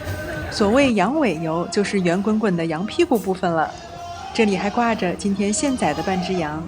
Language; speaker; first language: Chinese; native; Chinese